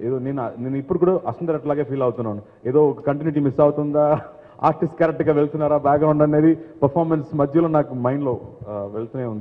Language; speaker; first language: Telugu; non-native, learner; Tamil